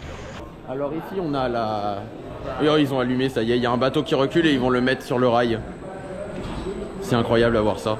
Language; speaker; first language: French; native; French